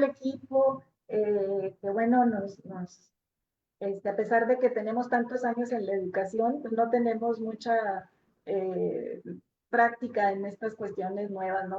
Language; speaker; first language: Spanish; native; Spanish